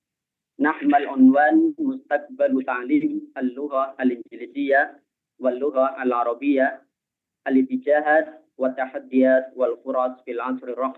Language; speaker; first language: Arabic; non-native, fluent; Indonesian